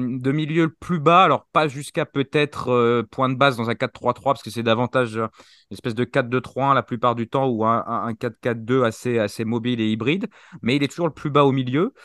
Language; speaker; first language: French; native; French